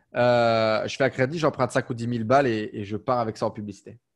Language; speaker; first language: French; native; French